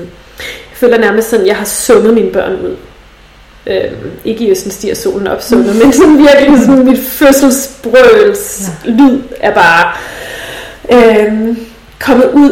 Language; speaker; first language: Danish; native; Danish